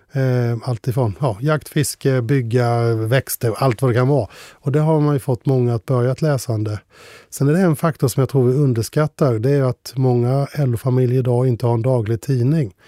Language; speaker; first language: Swedish; native; Swedish